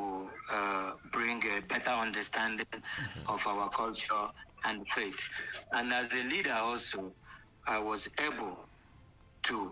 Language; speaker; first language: English; non-native, local second language; Hausa